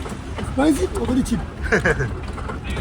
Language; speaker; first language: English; non-native, fluent; Spanish